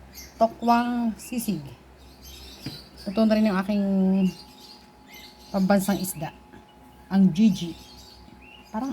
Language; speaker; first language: Filipino; native; Filipino